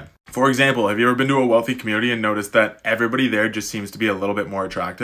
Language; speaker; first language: English; native; English